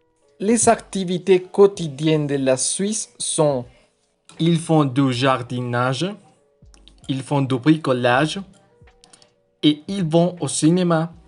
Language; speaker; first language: French; non-native, learner; Spanish